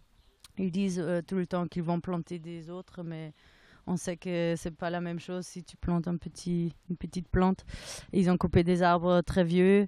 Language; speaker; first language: French; non-native, fluent; German